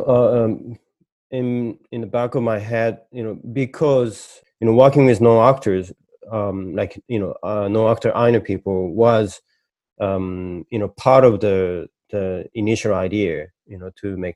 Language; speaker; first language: English; non-native, fluent; Japanese